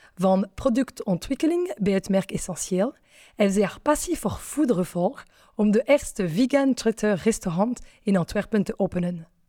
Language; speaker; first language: Dutch; non-native, fluent; French